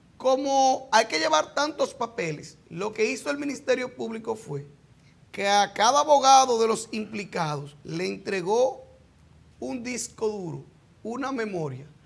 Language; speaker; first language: Spanish; native; Spanish